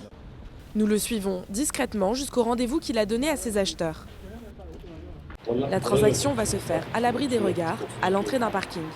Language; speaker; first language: French; native; French